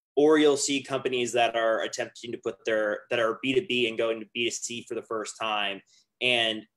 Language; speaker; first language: English; native; English